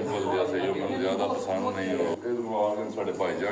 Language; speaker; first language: Hindi; non-native, local second language; Punjabi